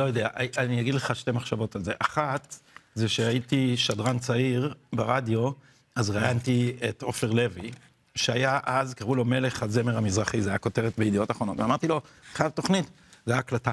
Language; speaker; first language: Hebrew; native; Hebrew